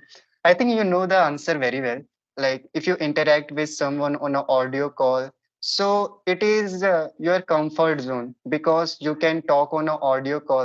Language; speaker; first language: English; non-native, local second language; Hindi